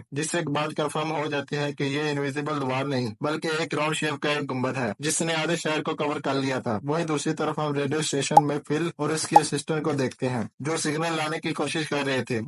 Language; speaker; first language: Hindi; native; Hindi